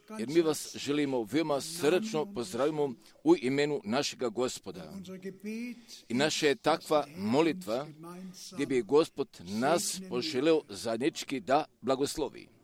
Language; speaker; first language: Croatian; non-native, fluent; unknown